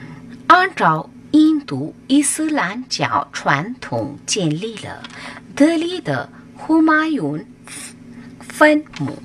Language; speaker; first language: Chinese; non-native, fluent; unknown